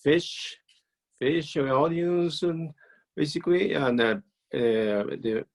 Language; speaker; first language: English; non-native, learner; Spanish